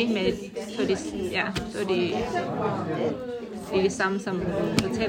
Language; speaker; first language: Danish; non-native, learner; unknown